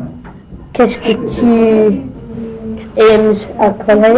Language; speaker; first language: French; non-native, learner; English